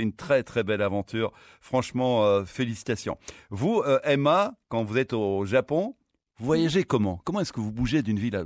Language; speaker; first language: French; native; French